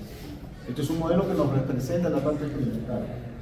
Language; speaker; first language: Spanish; native; Spanish